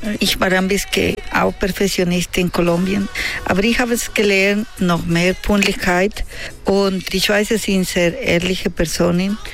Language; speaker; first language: German; non-native, learner; Spanish